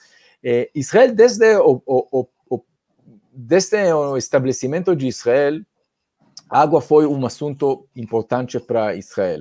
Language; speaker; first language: Portuguese; non-native, fluent; Hebrew